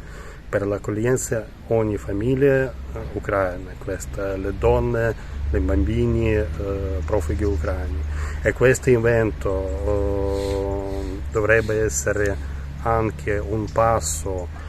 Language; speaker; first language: Italian; non-native, learner; Ukrainian